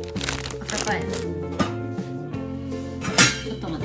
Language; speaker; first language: Japanese; non-native, fluent; Korean